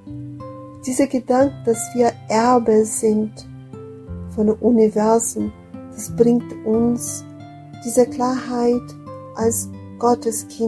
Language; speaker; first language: German; non-native, fluent; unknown